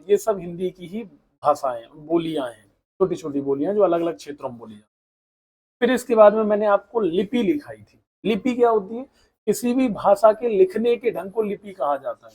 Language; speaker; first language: Hindi; native; Hindi